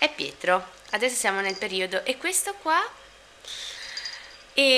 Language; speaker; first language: Italian; native; Italian